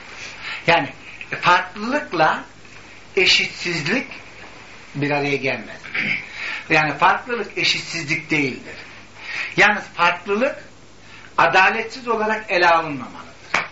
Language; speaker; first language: Turkish; native; Turkish